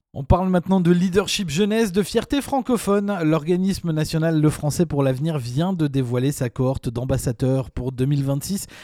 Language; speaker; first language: French; native; French